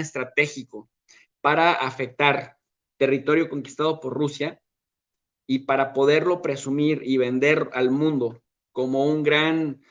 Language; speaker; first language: Spanish; native; Spanish